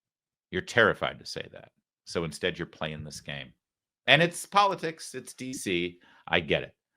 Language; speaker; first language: English; native; English